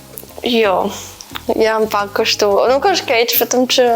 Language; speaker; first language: Albanian; early bilingual, heritage; Albanian